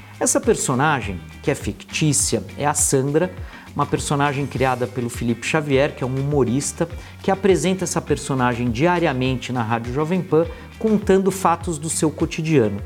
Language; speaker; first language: Portuguese; native; Portuguese